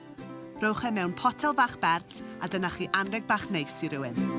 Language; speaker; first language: Welsh; native; Welsh